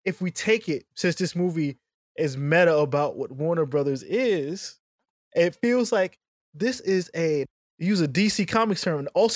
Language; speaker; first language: English; native; English